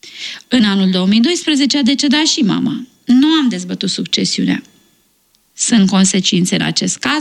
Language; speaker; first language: Romanian; native; Romanian